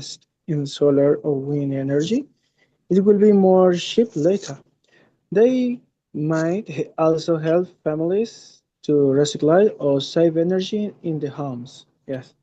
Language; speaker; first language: English; non-native, learner; Spanish